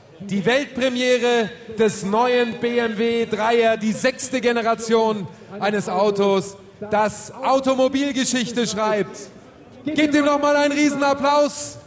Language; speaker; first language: German; native; German